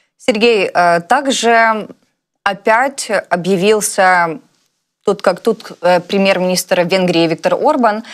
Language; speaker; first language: Russian; non-native, local second language; Ukrainian